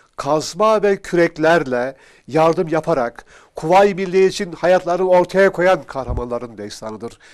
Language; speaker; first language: Turkish; native; Turkish